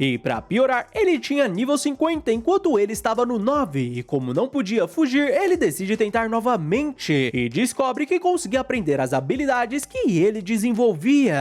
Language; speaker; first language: Portuguese; native; Portuguese